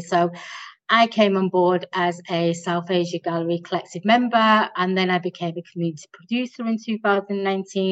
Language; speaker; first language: English; native; English